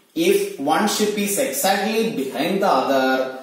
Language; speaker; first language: English; non-native, local second language; Malayalam